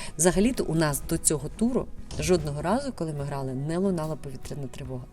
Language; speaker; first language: Ukrainian; non-native, local second language; Russian